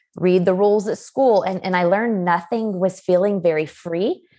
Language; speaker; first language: English; native; English